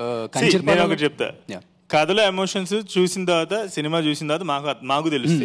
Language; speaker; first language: Telugu; native; Telugu